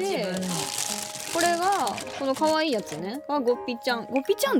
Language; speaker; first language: Japanese; native; Japanese